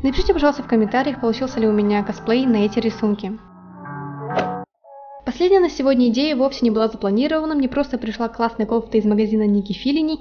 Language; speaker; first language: Russian; native; Russian